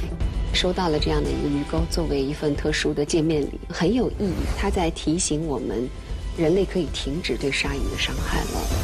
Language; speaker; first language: Chinese; native; Chinese